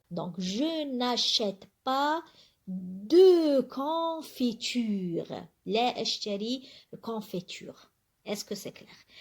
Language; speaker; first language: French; non-native, local second language; Arabic